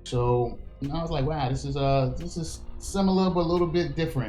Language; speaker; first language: English; native; English